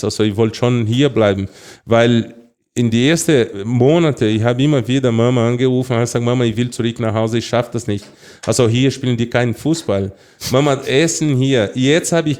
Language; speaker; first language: German; non-native, fluent; Portuguese